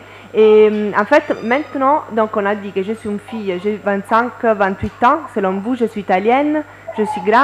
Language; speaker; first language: French; non-native, fluent; Italian